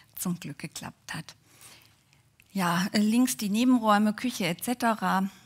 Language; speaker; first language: German; native; German